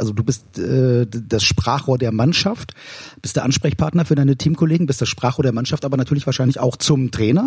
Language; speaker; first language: German; native; German